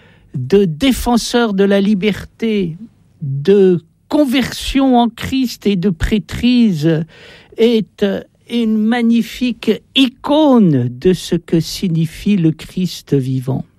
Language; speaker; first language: French; native; French